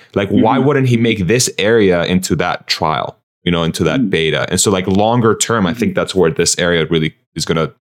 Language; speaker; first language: English; early bilingual, other home language; Persian